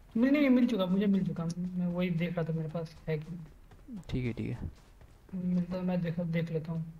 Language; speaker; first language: Hindi; native; Hindi